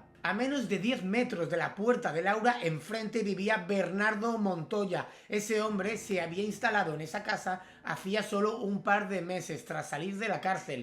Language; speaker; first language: Spanish; native; Spanish